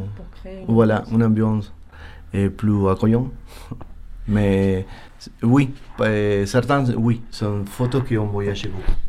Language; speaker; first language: French; non-native, learner; Spanish